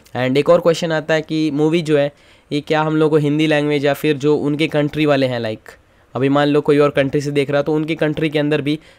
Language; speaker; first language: Hindi; native; Hindi